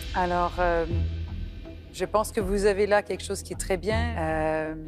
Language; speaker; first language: French; native; French